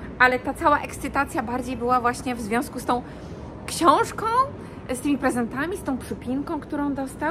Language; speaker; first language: Polish; native; Polish